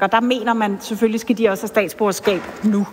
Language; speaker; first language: Danish; native; Danish